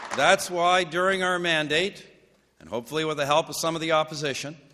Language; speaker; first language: English; native; English